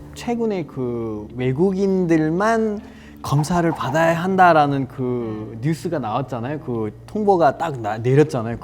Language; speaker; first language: Korean; non-native, fluent; Nepali